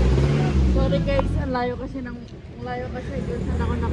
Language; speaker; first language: Filipino; native; Filipino